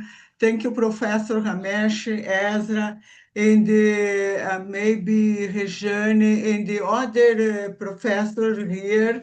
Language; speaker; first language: English; non-native, learner; Portuguese